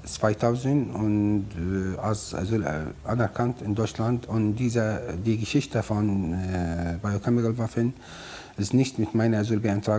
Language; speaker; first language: German; non-native, learner; Arabic